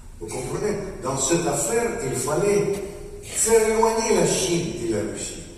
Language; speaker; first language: French; non-native, fluent; Russian